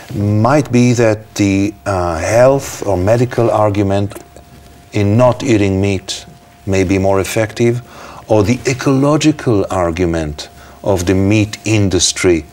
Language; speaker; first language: English; non-native, fluent; Hebrew